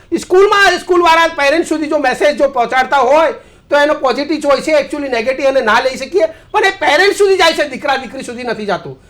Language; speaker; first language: Gujarati; native; Gujarati